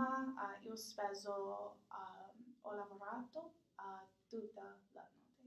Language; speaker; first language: Italian; non-native, learner; English